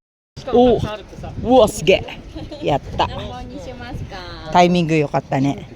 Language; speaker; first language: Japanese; non-native, fluent; Filipino